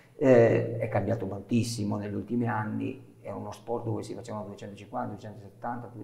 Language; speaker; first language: Italian; native; Italian